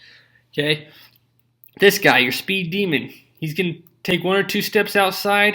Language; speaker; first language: English; native; English